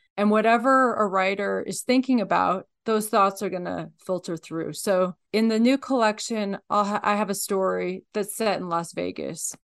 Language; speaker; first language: English; native; English